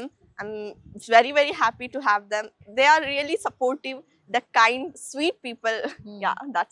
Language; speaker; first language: Telugu; non-native, learner; Kannada